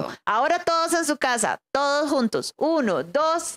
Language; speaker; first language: Spanish; native; Spanish